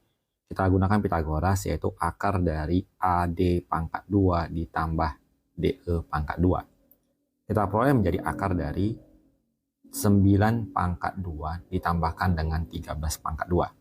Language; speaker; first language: Indonesian; native; Indonesian